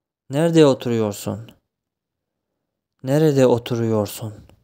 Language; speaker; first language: Turkish; non-native, fluent; Tajik